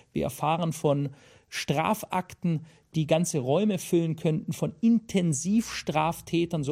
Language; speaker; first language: German; native; German